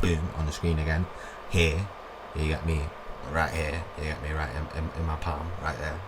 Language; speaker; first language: English; native; English